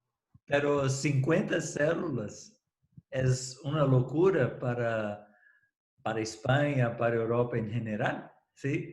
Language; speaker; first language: Spanish; non-native, fluent; Portuguese